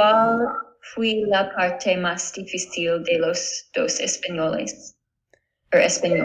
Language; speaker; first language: Spanish; non-native, learner; English